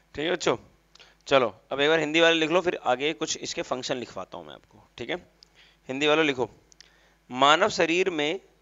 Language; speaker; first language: Hindi; native; Hindi